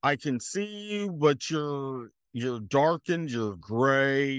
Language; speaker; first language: English; native; English